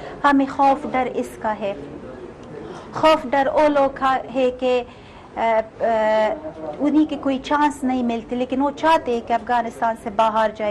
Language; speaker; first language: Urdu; non-native, fluent; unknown